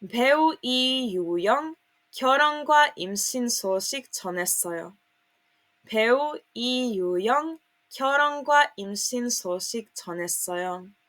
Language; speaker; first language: Korean; non-native, fluent; Serbian